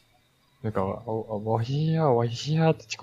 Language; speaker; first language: Japanese; native; Japanese